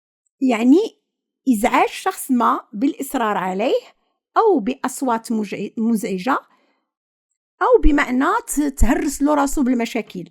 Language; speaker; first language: Arabic; native; Arabic